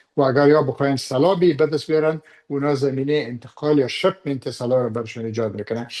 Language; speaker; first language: Persian; non-native, local second language; Pashto